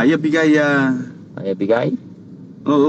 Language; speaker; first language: Filipino; non-native, learner; Chinese